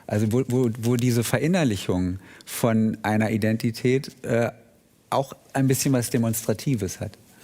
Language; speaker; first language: German; native; German